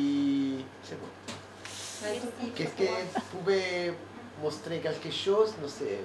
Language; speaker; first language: French; non-native, learner; Italian